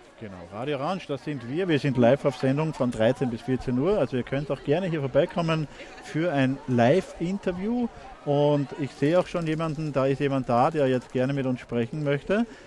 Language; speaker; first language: German; native; German